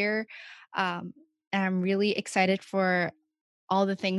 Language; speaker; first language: English; non-native, local second language; Cantonese